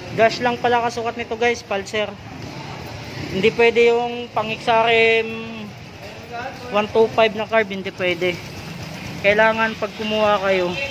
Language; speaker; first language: Filipino; non-native, local second language; Waray